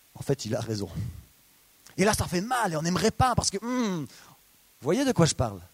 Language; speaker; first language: French; native; French